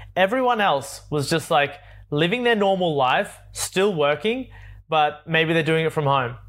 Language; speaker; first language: English; native; English